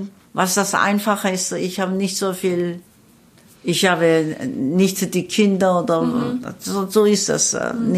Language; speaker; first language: German; non-native, learner; Korean